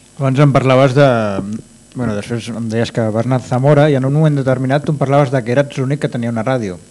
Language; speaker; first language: Catalan; native; Catalan